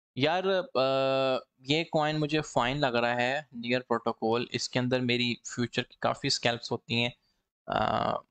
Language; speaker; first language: Hindi; native; Hindi